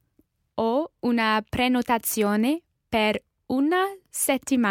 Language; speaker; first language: Italian; non-native, learner; English